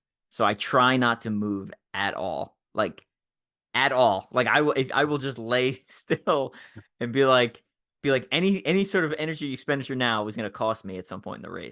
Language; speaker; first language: English; native; English